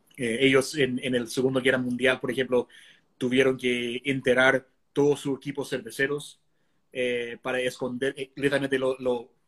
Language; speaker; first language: Spanish; non-native, fluent; English